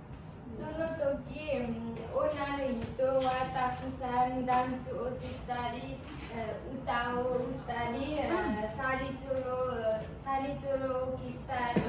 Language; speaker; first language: Japanese; non-native, learner; Nepali